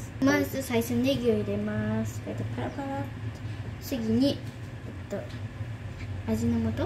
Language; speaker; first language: Japanese; non-native, fluent; Cebuano